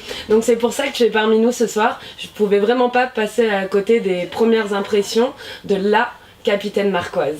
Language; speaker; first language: French; native; French